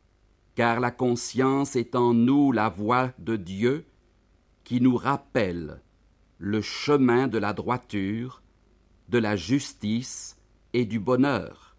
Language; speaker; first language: French; native; French